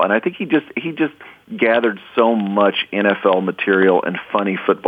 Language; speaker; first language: English; native; English